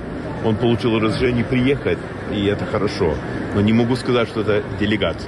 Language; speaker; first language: Russian; non-native, fluent; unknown